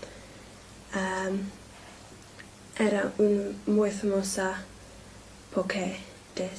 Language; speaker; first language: Spanish; non-native, learner; English